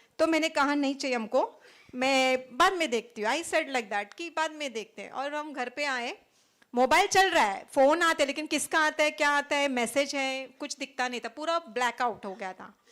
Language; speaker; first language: Hindi; non-native, local second language; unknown